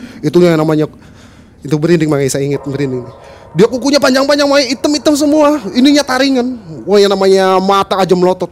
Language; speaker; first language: Indonesian; non-native, local second language; Sundanese